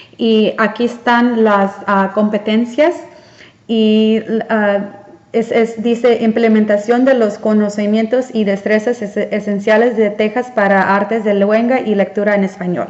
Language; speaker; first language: Spanish; early bilingual, heritage; Spanish